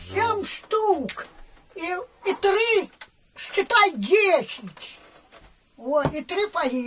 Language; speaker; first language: Russian; non-native, local second language; Belarusian